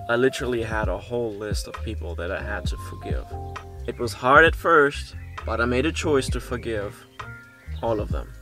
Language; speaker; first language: English; early bilingual, heritage; German